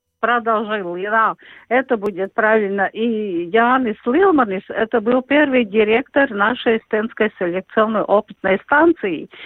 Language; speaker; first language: Russian; non-native, local second language; Latvian